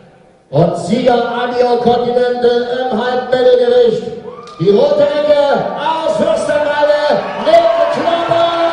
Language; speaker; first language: German; native; German